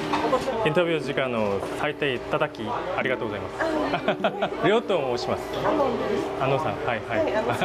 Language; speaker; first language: Japanese; non-native, learner; Korean